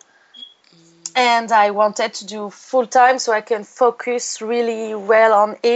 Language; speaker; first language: English; non-native, fluent; French